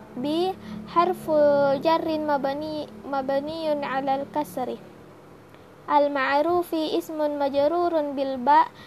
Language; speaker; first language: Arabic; non-native, learner; Indonesian